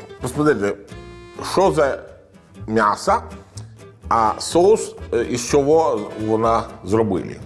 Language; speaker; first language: Ukrainian; non-native, learner; Italian